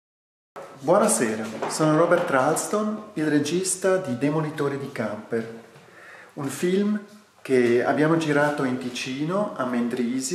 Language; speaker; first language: Italian; non-native, fluent; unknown